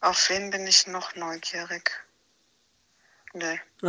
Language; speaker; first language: German; native; German